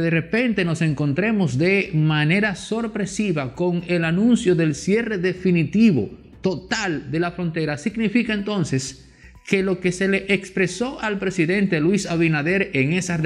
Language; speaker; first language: Spanish; native; Spanish